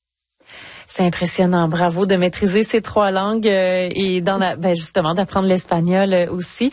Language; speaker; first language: French; native; French